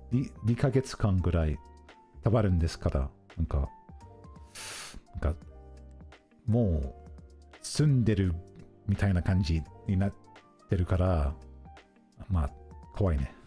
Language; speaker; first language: Japanese; non-native, fluent; English